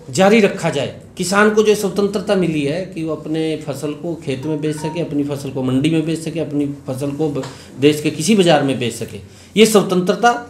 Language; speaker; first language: Hindi; native; Hindi